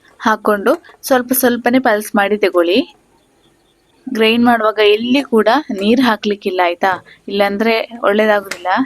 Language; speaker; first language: Kannada; non-native, local second language; Tulu